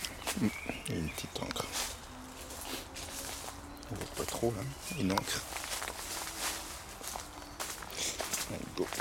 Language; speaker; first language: French; native; French